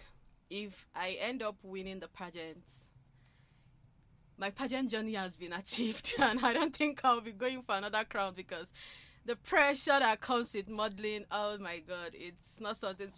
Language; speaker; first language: English; non-native, local second language; Igbo